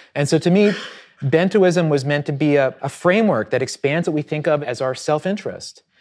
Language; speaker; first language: English; native; English